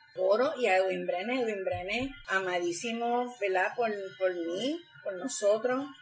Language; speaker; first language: Spanish; native; Spanish